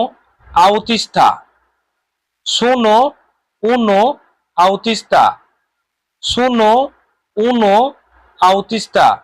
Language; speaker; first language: Italian; non-native, learner; Bangla